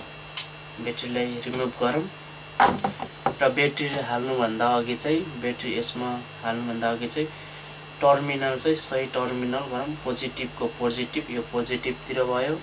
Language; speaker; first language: Nepali; native; Nepali